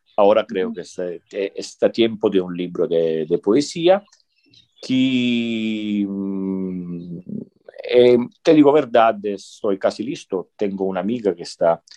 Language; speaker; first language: Spanish; non-native, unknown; Italian